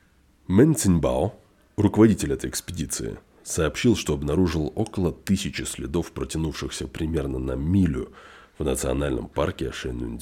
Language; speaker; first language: Russian; native; Russian